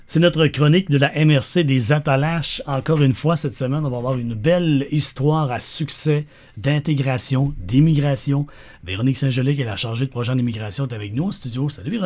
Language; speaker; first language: French; native; French